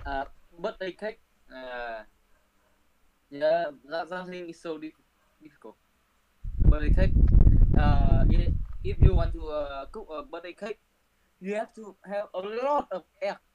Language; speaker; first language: English; non-native, learner; Vietnamese